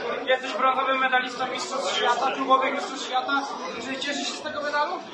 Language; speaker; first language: Polish; native; Polish